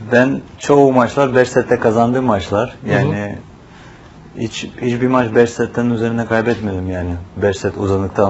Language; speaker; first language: Turkish; non-native, fluent; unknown